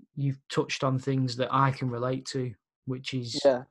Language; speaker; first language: English; native; English